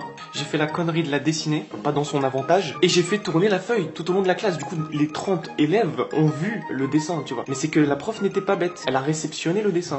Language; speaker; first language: French; native; French